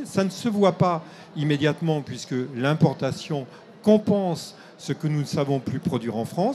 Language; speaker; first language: French; native; French